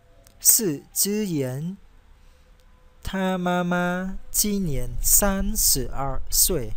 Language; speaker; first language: Chinese; non-native, learner; Khmer